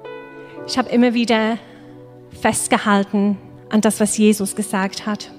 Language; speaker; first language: German; non-native, fluent; English